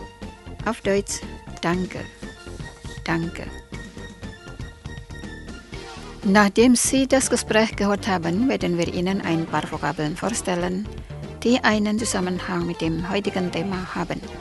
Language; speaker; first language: German; non-native, fluent; Indonesian